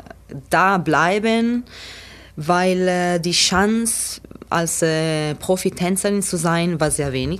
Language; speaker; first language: German; non-native, learner; Italian